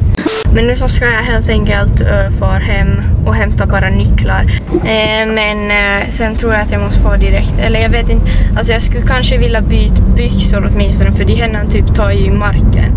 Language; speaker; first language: Swedish; native; Swedish